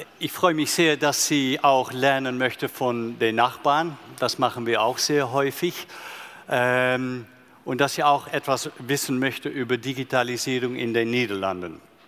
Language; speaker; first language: German; non-native, fluent; Dutch